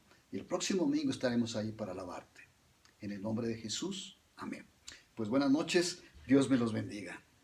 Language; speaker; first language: Spanish; native; Spanish